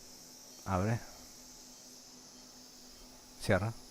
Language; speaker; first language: Spanish; native; Spanish